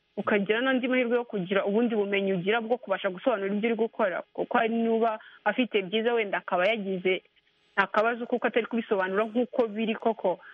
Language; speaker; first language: Kinyarwanda; native; Kinyarwanda